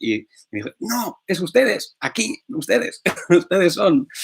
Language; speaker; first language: Spanish; non-native, fluent; English